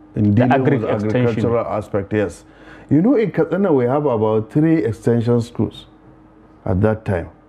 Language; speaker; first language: English; non-native, local second language; Hausa